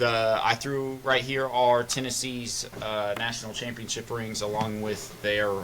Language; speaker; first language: English; native; English